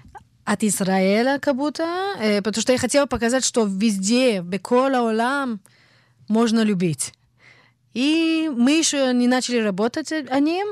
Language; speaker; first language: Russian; early bilingual, heritage; Russian